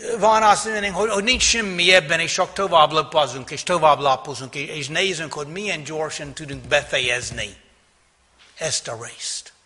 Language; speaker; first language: Hungarian; non-native, fluent; English